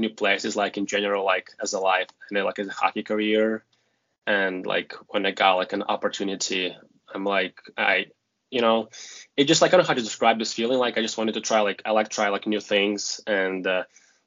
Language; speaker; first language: English; non-native, fluent; Russian